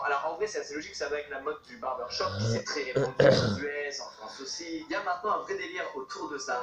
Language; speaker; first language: French; native; French